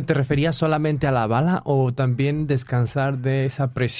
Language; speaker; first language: Spanish; native; Spanish